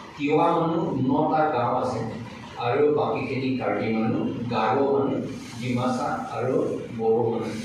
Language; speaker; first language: Assamese; non-native, local second language; Karbi